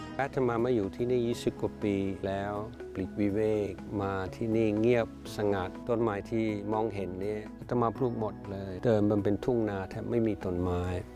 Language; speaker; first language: Thai; non-native, fluent; English